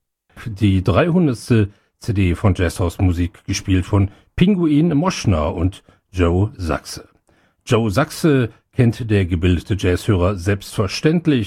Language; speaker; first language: German; native; German